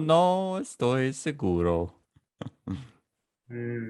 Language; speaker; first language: Spanish; non-native, fluent; English